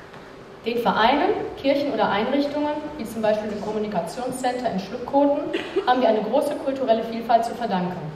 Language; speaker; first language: German; native; German